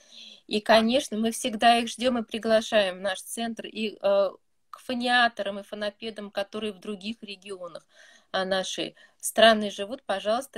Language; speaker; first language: Russian; native; Russian